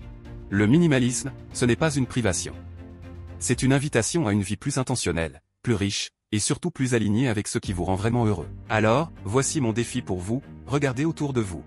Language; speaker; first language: French; native; French